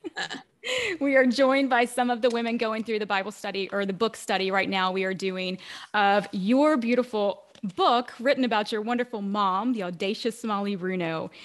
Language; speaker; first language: English; native; English